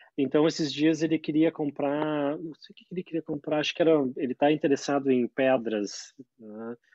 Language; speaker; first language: Portuguese; native; Portuguese